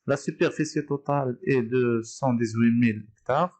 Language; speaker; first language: French; non-native, local second language; Arabic